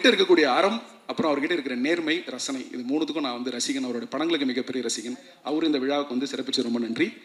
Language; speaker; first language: Tamil; native; Tamil